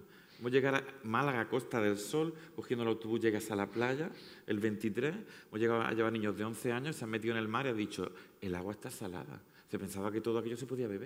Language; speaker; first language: Spanish; native; Spanish